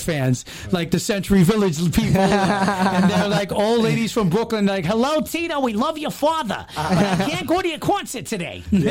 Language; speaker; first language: English; early bilingual, other home language; Spanish